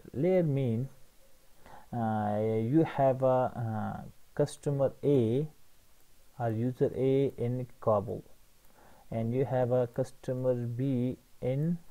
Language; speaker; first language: English; non-native, fluent; Persian